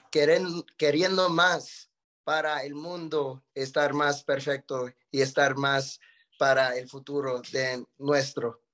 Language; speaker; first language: Spanish; early bilingual, heritage; Spanish